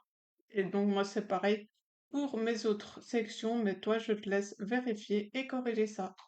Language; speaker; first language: French; native; French